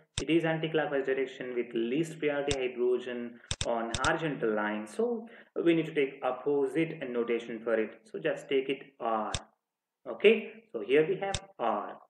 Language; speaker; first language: English; non-native, local second language; Telugu